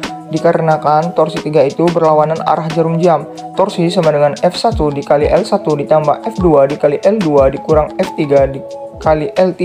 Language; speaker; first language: Indonesian; native; Indonesian